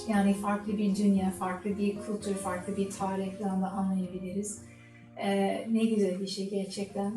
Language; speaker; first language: Turkish; non-native, learner; English